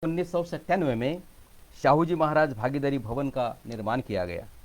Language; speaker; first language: Hindi; non-native, local second language; Marathi